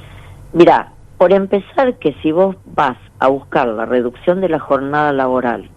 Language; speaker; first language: Spanish; native; Spanish